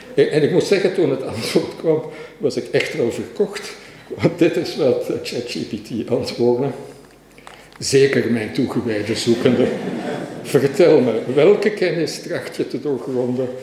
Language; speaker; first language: Dutch; native; Dutch